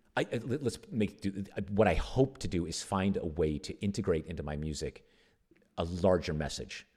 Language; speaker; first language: English; native; English